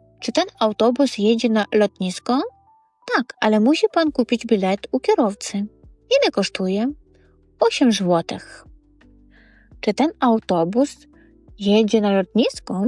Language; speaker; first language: Polish; non-native, fluent; Ukrainian